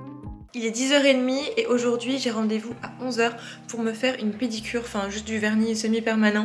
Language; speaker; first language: French; native; French